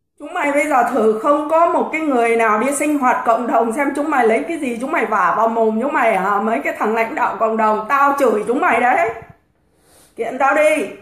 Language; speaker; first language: Vietnamese; native; Vietnamese